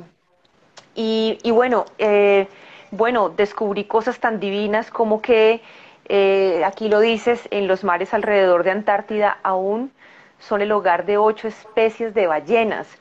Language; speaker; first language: Spanish; native; Spanish